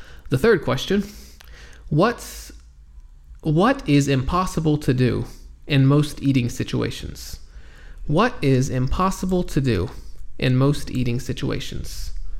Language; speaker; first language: English; native; English